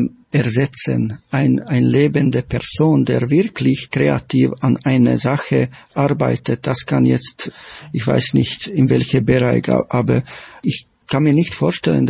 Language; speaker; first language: German; non-native, fluent; Slovak